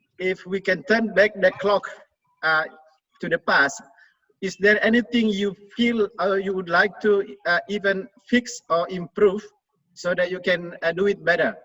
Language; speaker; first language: English; non-native, fluent; Indonesian